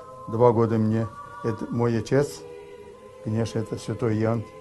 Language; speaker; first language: Russian; early bilingual, heritage; Russian